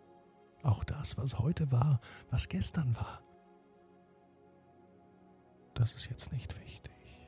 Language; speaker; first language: German; native; German